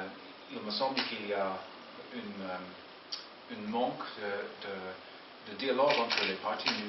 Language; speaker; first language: French; non-native, fluent; English